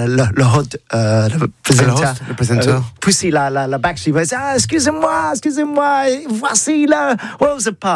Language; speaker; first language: French; non-native, learner; English